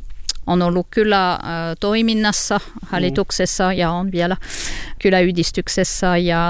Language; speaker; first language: Finnish; non-native, learner; French